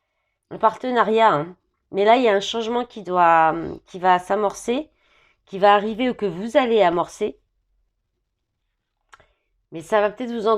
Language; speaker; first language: French; native; French